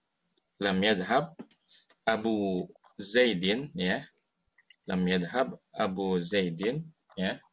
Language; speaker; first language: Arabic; non-native, fluent; Indonesian